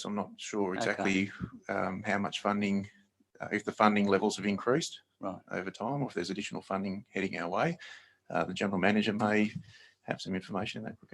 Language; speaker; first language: English; native; English